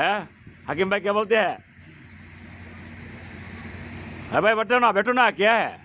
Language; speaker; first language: Hindi; non-native, learner; Bangla